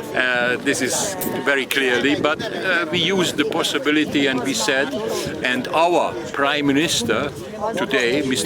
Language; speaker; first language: English; non-native, fluent; Hungarian